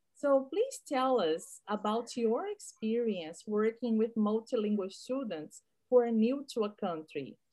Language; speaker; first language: English; non-native, fluent; Portuguese